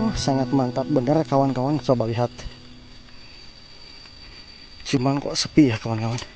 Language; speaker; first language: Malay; non-native, local second language; Sundanese